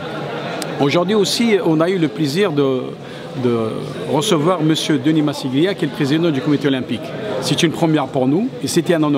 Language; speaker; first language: French; native; French